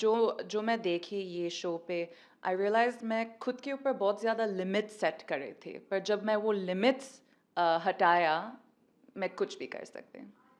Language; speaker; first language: Hindi; non-native, learner; English